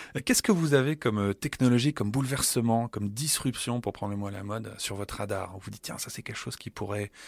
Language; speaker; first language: French; native; French